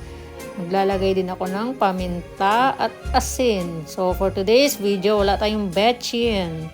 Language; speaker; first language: Filipino; native; Filipino